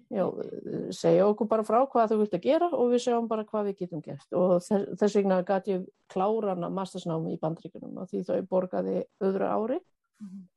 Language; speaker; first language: Icelandic; non-native, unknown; German